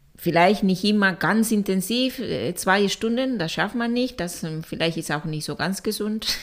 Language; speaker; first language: German; non-native, fluent; Spanish